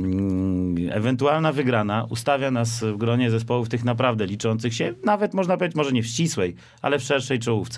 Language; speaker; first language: Polish; native; Polish